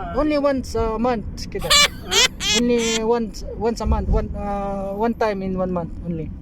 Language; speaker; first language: English; non-native, learner; Filipino